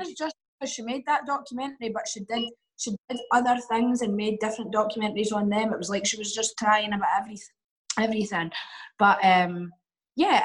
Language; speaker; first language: English; native; English